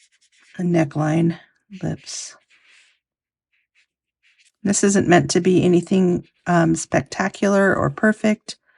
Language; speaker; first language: English; native; English